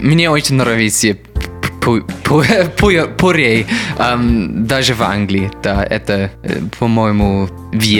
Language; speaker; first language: Russian; non-native, learner; English